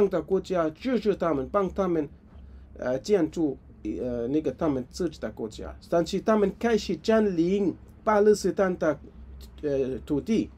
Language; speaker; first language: Chinese; non-native, fluent; Arabic